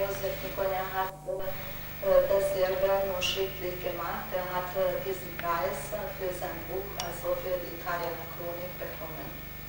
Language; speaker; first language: German; non-native, local second language; Hungarian